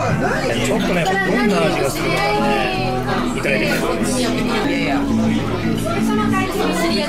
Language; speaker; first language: Japanese; native; Japanese